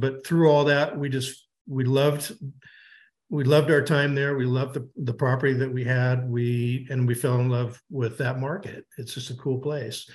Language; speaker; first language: English; native; English